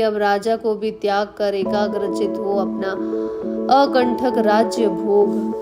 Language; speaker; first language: Hindi; native; Hindi